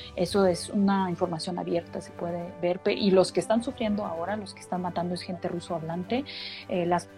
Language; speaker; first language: Spanish; non-native, fluent; Russian